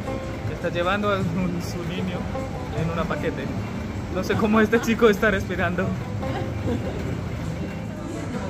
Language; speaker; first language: Spanish; non-native, learner; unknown